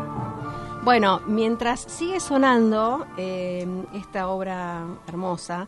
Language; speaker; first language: Spanish; native; Spanish